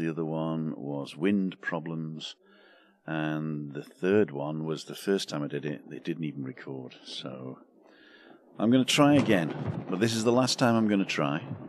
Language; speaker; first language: English; native; English